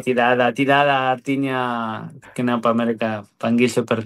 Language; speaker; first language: Indonesian; non-native, fluent; Spanish